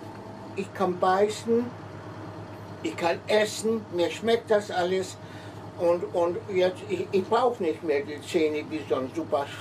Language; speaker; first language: German; non-native, learner; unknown